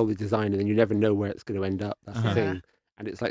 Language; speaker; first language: English; native; English